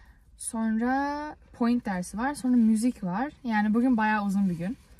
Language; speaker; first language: Turkish; early bilingual, heritage; Turkish